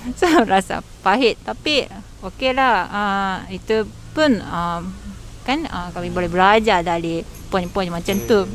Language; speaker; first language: Malay; non-native, fluent; Japanese